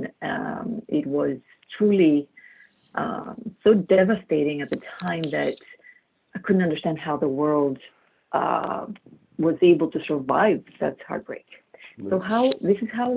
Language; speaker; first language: English; non-native, fluent; Greek